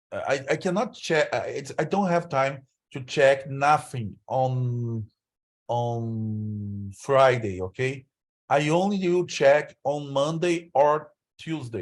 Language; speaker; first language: English; non-native, learner; Portuguese